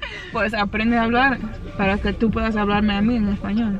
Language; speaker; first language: Spanish; early bilingual, heritage; Spanish